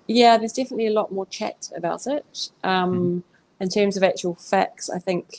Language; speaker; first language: English; native; English